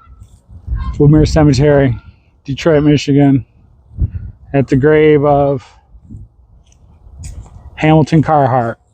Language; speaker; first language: English; native; English